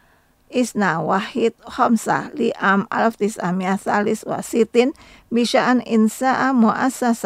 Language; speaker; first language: Arabic; non-native, fluent; Indonesian